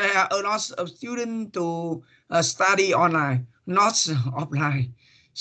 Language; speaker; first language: English; non-native, learner; Vietnamese